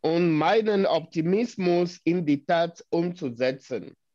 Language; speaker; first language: German; non-native, fluent; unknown